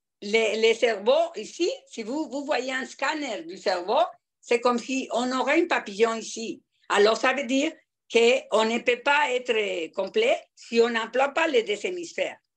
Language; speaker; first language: French; non-native, fluent; Spanish